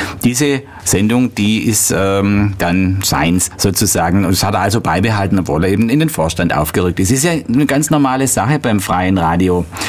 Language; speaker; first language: German; native; German